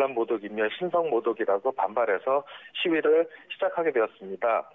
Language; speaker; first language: Korean; native; Korean